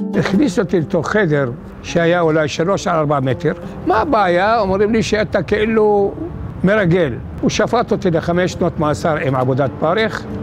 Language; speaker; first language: Hebrew; non-native, fluent; Arabic